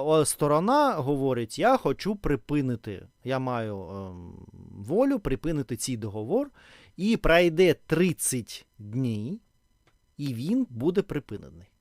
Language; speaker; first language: Ukrainian; non-native, learner; Russian